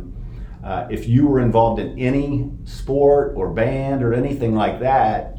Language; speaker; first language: English; native; English